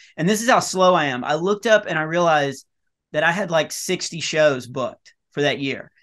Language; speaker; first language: English; native; English